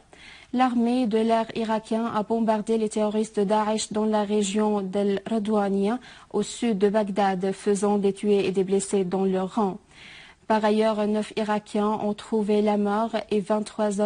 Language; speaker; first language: French; non-native, fluent; Arabic